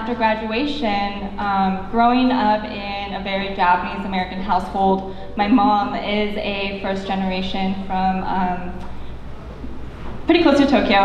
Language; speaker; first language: English; native; English